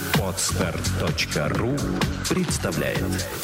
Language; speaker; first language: Russian; native; Russian